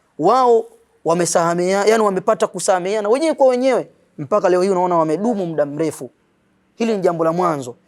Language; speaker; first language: Swahili; native; Swahili